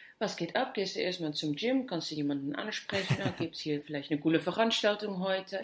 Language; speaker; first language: German; non-native, fluent; Dutch